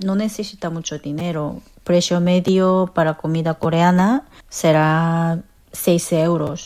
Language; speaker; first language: Spanish; non-native, fluent; Korean